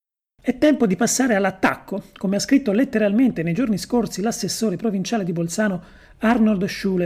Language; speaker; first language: Italian; native; Italian